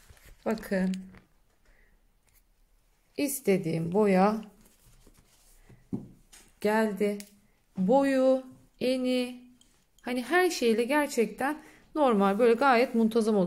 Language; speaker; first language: Turkish; native; Turkish